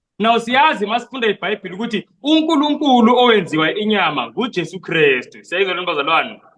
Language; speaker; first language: Zulu; non-native, local second language; Xhosa